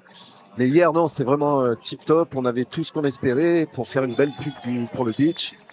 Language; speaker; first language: French; native; French